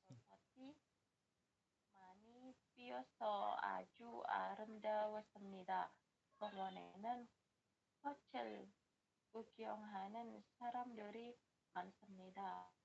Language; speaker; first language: Korean; non-native, learner; Indonesian